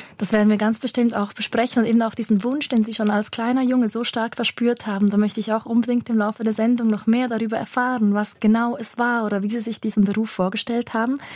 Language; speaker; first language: German; native; German